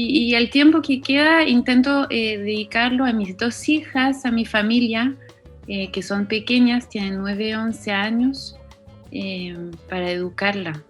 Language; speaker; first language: Spanish; non-native, fluent; French